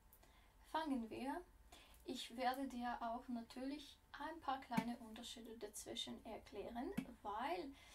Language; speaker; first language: German; non-native, fluent; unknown